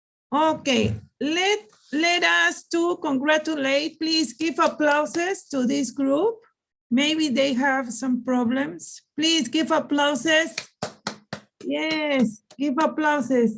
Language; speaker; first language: English; non-native, learner; Spanish